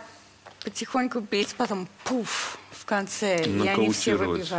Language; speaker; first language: Russian; early bilingual, heritage; English